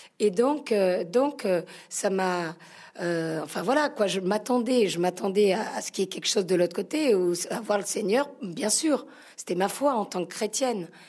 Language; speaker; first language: French; native; French